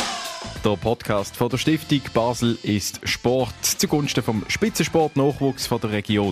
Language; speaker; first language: German; native; German